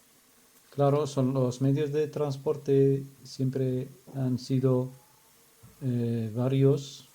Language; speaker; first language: Spanish; non-native, fluent; Arabic